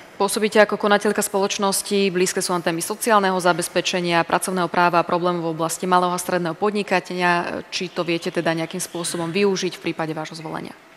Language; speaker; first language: Slovak; native; Slovak